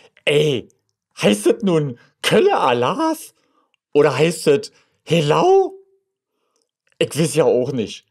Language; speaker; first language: German; native; German